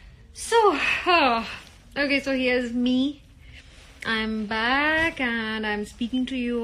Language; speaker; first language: English; non-native, local second language; Hindi